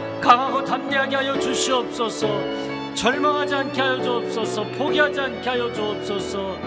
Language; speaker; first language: Korean; native; Korean